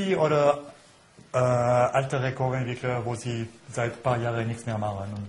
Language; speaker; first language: German; non-native, fluent; French